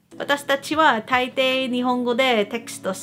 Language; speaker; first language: Japanese; non-native, learner; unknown